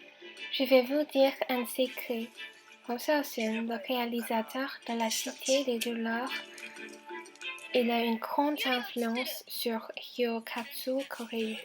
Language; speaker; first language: French; non-native, fluent; Chinese